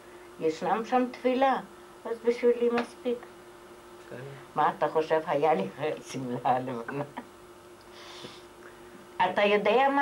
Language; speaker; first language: Hebrew; non-native, fluent; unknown